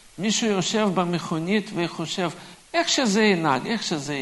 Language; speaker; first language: Hebrew; non-native, fluent; Russian